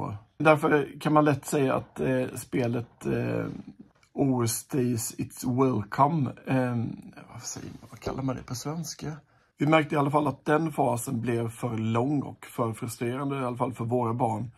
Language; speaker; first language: Swedish; native; Swedish